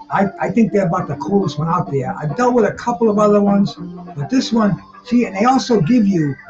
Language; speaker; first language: English; native; English